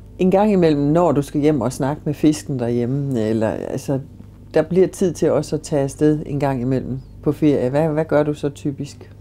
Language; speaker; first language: Danish; native; Danish